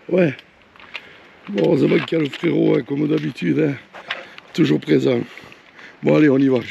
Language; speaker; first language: French; native; French